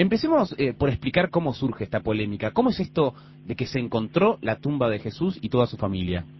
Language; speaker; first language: Spanish; native; Spanish